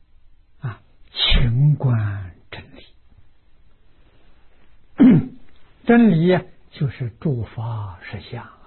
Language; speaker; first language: Chinese; native; Chinese